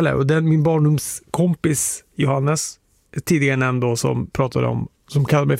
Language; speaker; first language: Swedish; native; Swedish